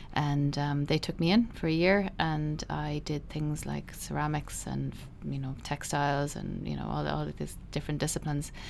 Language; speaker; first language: English; native; English